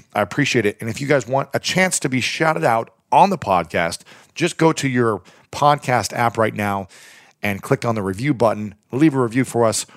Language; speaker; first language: English; native; English